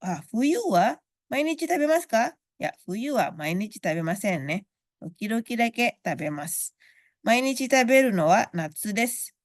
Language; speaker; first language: Japanese; non-native, fluent; Indonesian